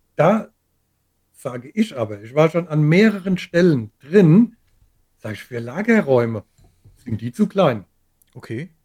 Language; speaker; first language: German; native; German